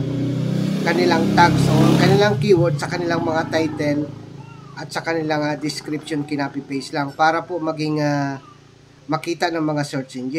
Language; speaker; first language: Filipino; native; Filipino